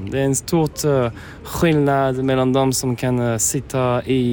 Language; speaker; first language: Swedish; non-native, learner; French